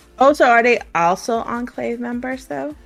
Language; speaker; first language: English; native; English